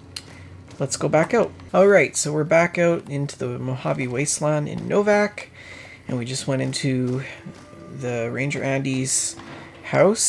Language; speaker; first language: English; native; English